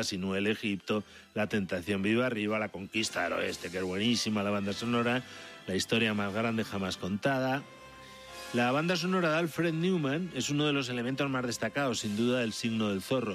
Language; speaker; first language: Spanish; native; Spanish